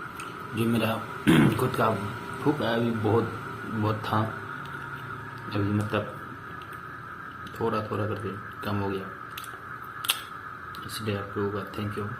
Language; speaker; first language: Hindi; non-native, local second language; Assamese